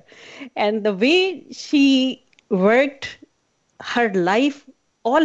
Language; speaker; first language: English; non-native, local second language; Hindi